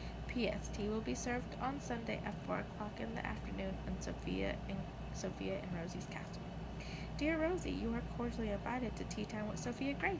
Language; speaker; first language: English; native; English